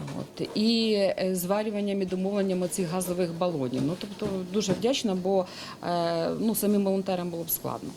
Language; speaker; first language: Ukrainian; native; Ukrainian